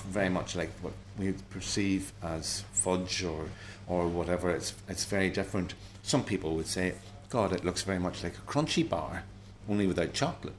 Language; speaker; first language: English; native; English